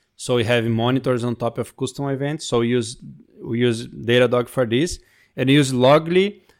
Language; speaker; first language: English; non-native, fluent; Portuguese